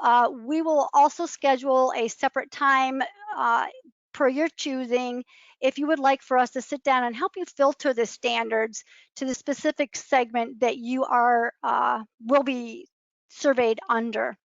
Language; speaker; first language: English; native; English